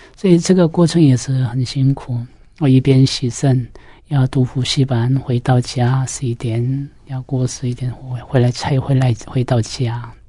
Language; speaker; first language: Chinese; non-native, fluent; Korean